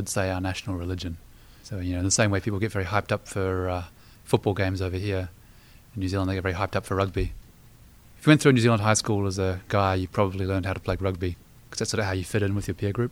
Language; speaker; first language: English; native; English